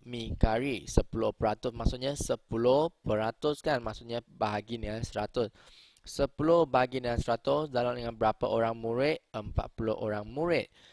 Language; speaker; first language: Malay; native; Malay